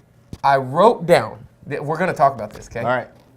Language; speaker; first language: English; native; English